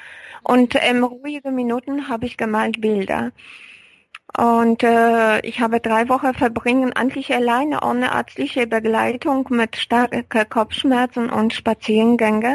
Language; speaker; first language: German; non-native, fluent; Polish